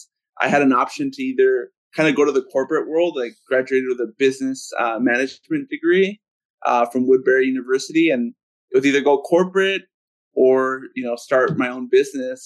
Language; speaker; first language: English; early bilingual, other home language; Spanish